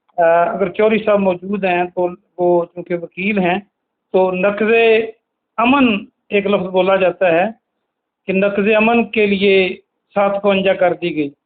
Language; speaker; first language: Urdu; non-native, local second language; Punjabi